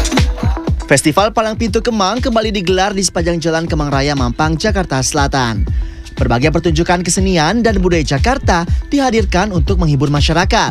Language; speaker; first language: Indonesian; native; Indonesian